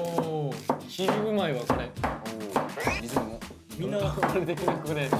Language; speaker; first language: Japanese; native; Japanese